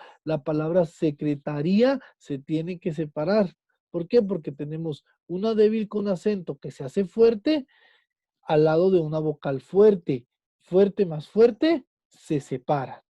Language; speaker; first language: Spanish; native; Spanish